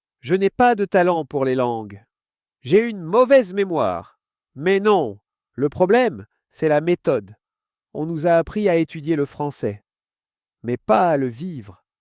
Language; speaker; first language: French; non-native, fluent; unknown